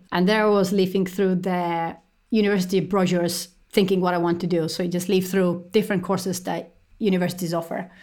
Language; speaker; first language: English; non-native, fluent; Estonian